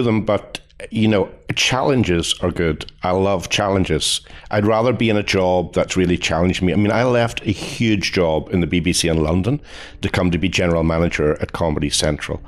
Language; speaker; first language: English; native; English